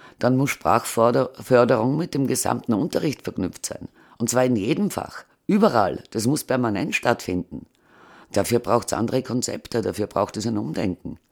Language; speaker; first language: German; native; German